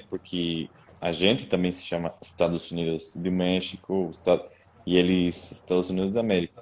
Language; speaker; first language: Portuguese; non-native, fluent; Spanish